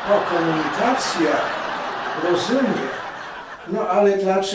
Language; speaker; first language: Polish; early bilingual, heritage; Polish